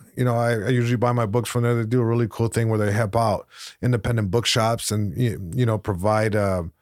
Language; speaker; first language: English; early bilingual, other home language; Spanish